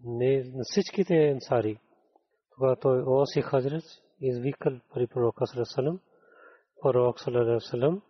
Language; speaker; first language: Bulgarian; non-native, learner; Urdu